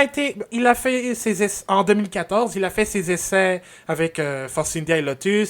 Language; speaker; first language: French; native; French